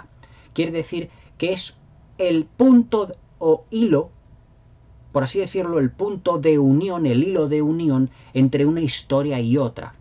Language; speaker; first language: Spanish; native; Spanish